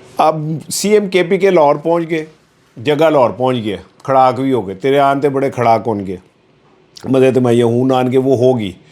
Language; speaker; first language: Urdu; non-native, local second language; Punjabi